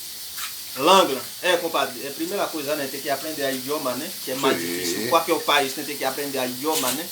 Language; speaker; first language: Portuguese; non-native, learner; Haitian Creole